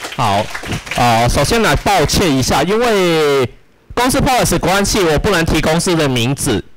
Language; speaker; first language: Chinese; non-native, local second language; Cantonese